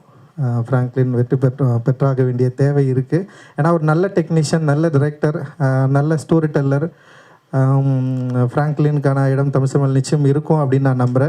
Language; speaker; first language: Tamil; native; Tamil